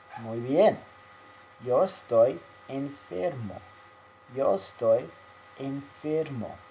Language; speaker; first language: Spanish; non-native, fluent; English